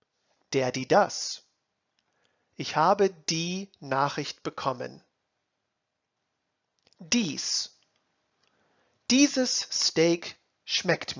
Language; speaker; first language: German; non-native, fluent; English